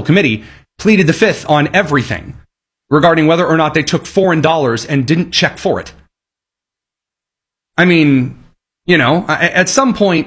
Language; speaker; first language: English; native; English